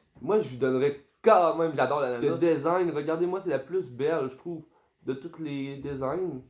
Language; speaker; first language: French; native; French